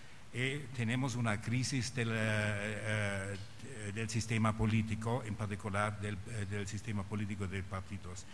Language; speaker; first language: Spanish; non-native, fluent; German